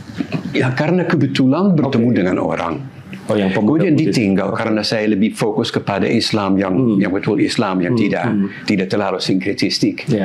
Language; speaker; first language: Indonesian; non-native, fluent; Dutch